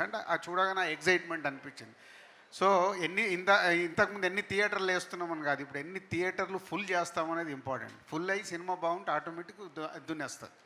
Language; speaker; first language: Telugu; native; Telugu